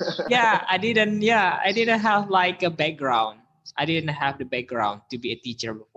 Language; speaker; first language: English; non-native, learner; Indonesian